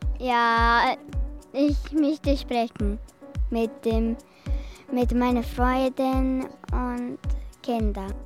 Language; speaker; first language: German; non-native, local second language; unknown